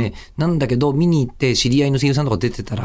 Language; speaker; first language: Japanese; native; Japanese